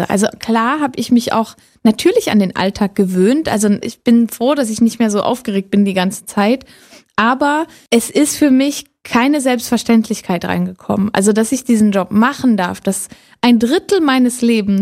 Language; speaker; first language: German; native; German